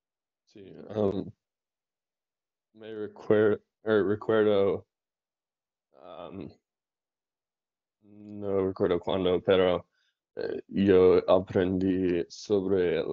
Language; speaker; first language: Spanish; non-native, learner; English